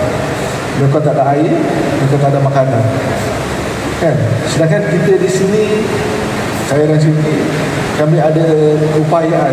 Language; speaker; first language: Malay; native; Malay